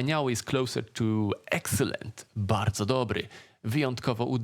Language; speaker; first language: Polish; native; Polish